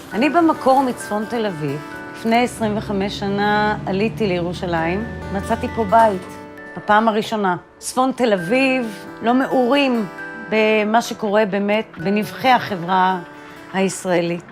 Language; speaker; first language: Hebrew; native; Hebrew